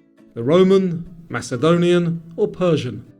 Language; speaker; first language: English; native; English